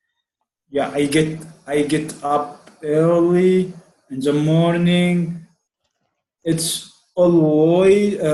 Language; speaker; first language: English; non-native, learner; Arabic